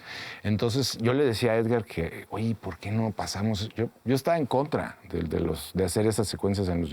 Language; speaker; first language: Spanish; native; Spanish